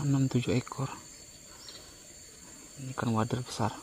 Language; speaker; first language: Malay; non-native, local second language; Javanese